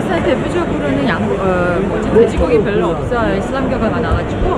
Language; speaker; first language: Korean; non-native, fluent; Russian